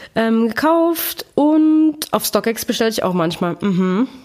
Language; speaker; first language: German; native; German